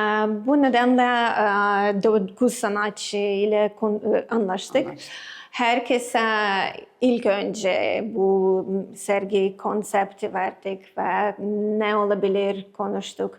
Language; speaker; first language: Turkish; non-native, learner; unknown